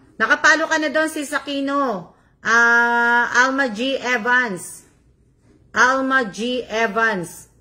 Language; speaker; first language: Filipino; native; Filipino